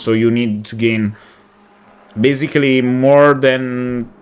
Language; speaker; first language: English; non-native, fluent; Italian